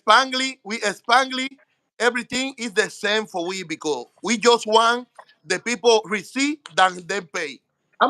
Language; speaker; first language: English; non-native, learner; Spanish